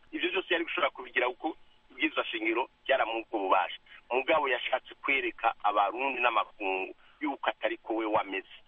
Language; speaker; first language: Rundi; native; Rundi